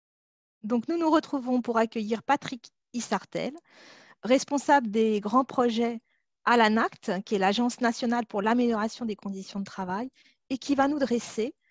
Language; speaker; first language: French; native; French